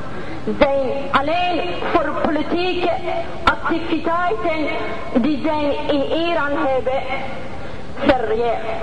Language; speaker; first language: Dutch; non-native, learner; Persian